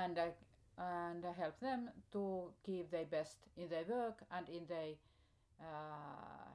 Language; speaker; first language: English; non-native, learner; Finnish